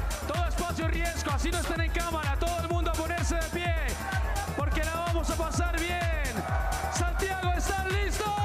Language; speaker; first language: Spanish; native; Spanish